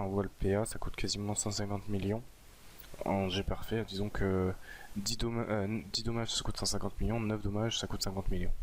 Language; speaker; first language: French; native; French